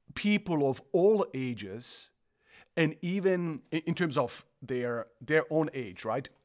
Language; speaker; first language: English; non-native, fluent; Croatian